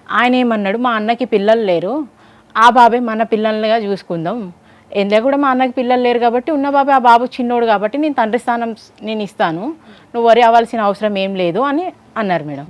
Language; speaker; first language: Telugu; native; Telugu